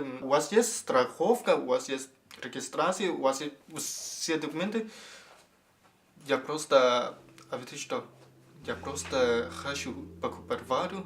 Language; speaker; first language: Russian; non-native, fluent; Thai